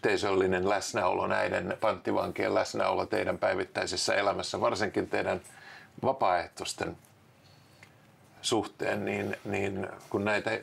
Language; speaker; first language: Finnish; native; Finnish